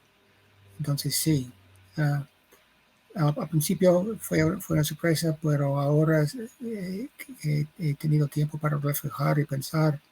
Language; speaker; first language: Spanish; non-native, fluent; English